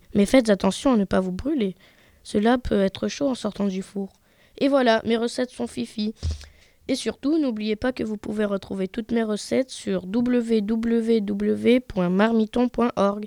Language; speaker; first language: French; native; French